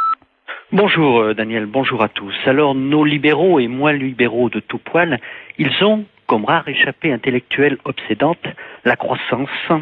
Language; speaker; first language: French; native; French